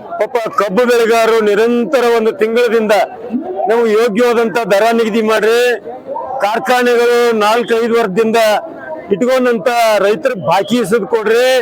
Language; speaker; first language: Kannada; native; Kannada